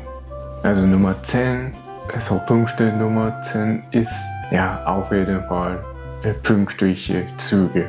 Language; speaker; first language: German; non-native, fluent; Japanese